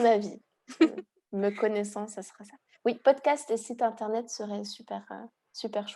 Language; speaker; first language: French; early bilingual, heritage; Hungarian